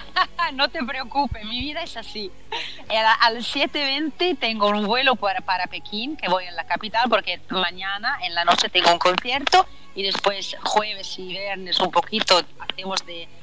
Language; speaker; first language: Spanish; non-native, learner; Italian